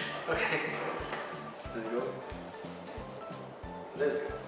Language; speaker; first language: English; non-native, local second language; Filipino